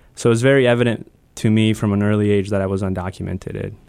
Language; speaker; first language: English; early bilingual, other home language; Spanish